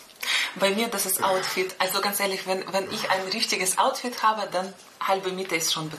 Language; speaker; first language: German; non-native, fluent; Russian